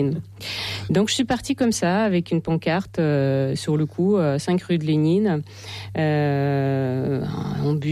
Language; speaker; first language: French; non-native, fluent; Russian